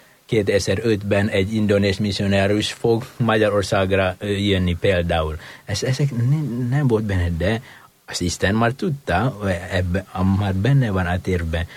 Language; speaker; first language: Hungarian; non-native, fluent; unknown